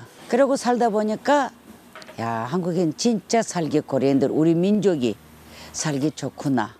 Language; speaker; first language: Korean; early bilingual, heritage; Korean